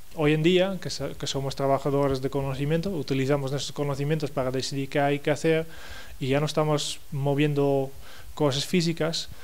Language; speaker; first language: Spanish; non-native, fluent; Dutch